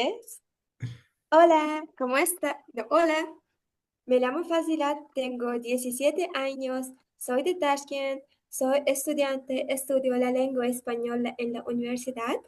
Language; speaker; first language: Spanish; non-native, learner; Uzbek